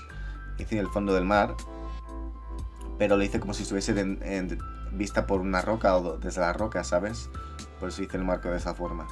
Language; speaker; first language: Spanish; native; Spanish